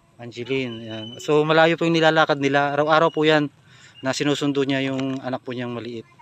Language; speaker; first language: Filipino; non-native, local second language; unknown